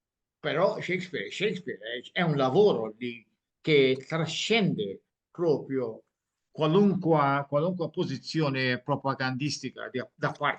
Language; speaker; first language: Italian; non-native, fluent; Maltese